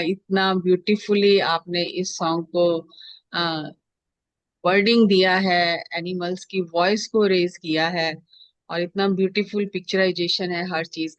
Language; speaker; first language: Hindi; native; Hindi